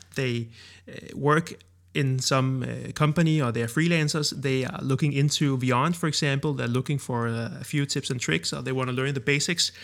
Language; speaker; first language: English; non-native, fluent; Danish